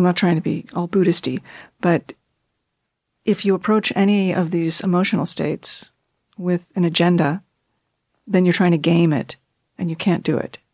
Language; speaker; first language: English; native; English